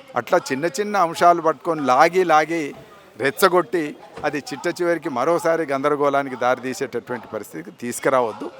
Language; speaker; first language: Telugu; native; Telugu